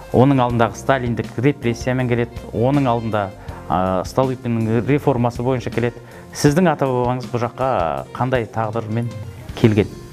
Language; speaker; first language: Kazakh; native; Kazakh